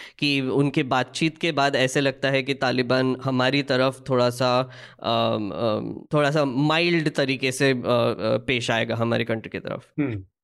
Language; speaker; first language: Hindi; non-native, local second language; Marathi